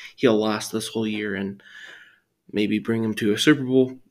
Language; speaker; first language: English; native; English